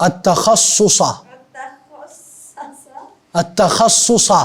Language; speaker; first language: Arabic; non-native, fluent; Urdu